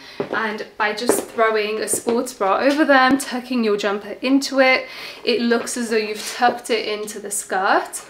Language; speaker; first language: English; native; English